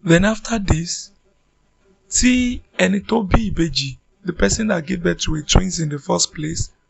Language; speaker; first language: English; non-native, local second language; Yoruba